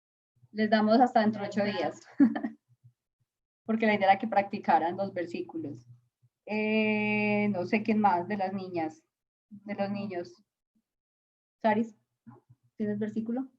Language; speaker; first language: Spanish; native; Spanish